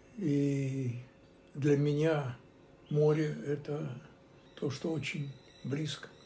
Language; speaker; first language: Russian; native; Russian